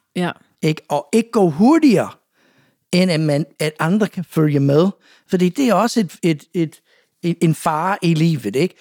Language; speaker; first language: Danish; non-native, fluent; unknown